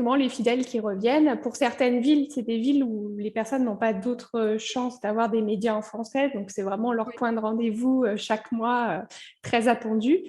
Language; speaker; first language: French; native; French